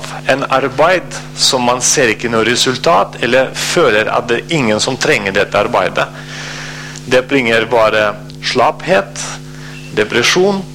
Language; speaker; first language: Norwegian; non-native, fluent; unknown